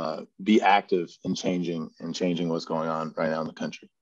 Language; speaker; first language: English; native; English